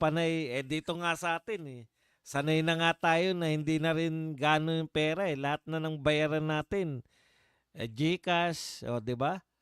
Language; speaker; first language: Filipino; native; Filipino